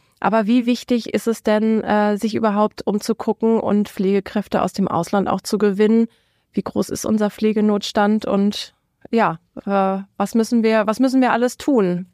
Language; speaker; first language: German; native; German